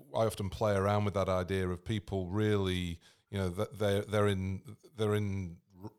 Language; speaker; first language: English; native; English